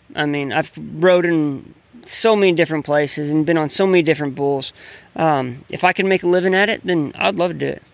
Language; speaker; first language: English; native; English